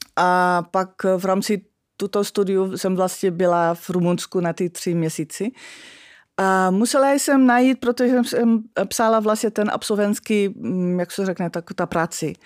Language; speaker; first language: Czech; non-native, fluent; Dutch